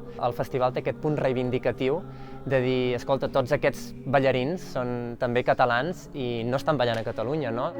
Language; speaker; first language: Catalan; native; Catalan